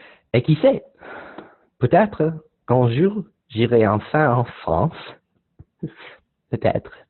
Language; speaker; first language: French; non-native, learner; English